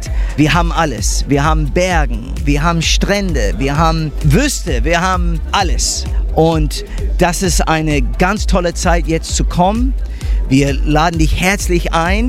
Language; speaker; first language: German; non-native, learner; English